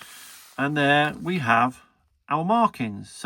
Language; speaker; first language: English; native; English